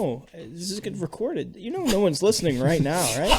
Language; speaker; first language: English; native; English